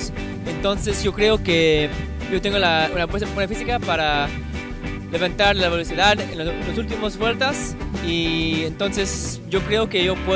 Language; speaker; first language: Spanish; early bilingual, heritage; English